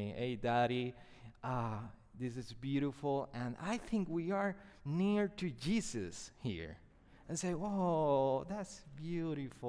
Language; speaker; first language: English; non-native, fluent; Spanish